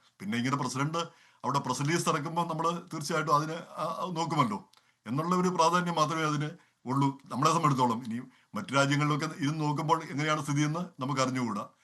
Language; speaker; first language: Malayalam; native; Malayalam